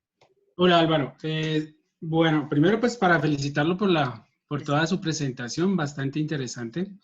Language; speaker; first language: Spanish; native; Spanish